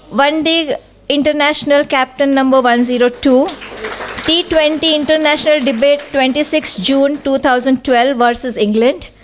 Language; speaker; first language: English; non-native, local second language; Marathi